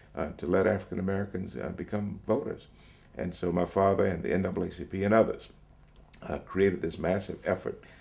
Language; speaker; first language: English; native; English